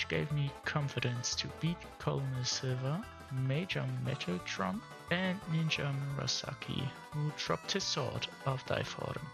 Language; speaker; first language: English; non-native, fluent; German